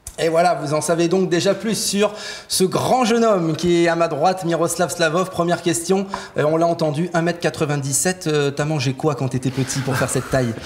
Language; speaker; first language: French; native; French